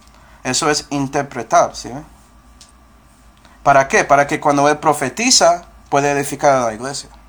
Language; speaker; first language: Spanish; non-native, fluent; English